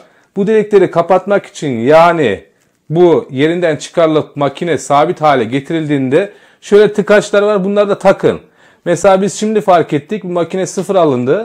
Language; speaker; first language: Turkish; native; Turkish